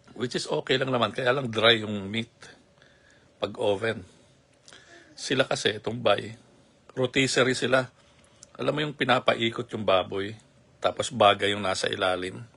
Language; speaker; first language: Filipino; non-native, local second language; Cebuano